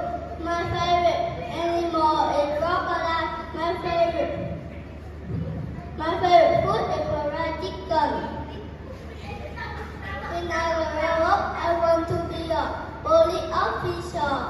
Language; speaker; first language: English; non-native, learner; Vietnamese